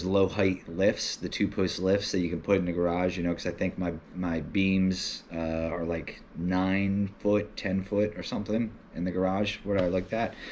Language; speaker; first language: English; native; English